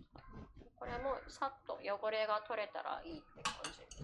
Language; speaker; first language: Japanese; native; Japanese